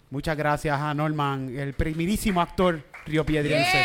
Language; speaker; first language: Spanish; native; Spanish